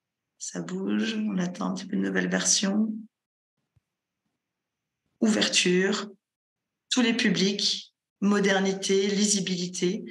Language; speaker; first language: French; native; French